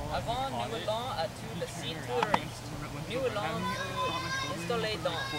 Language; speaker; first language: French; non-native, learner; English